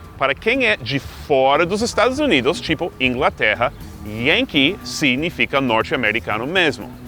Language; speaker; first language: Portuguese; non-native, fluent; English